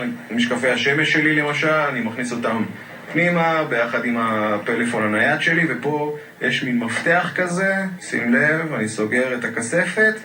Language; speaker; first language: Hebrew; native; Hebrew